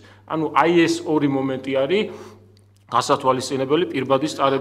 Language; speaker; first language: Georgian; native; Georgian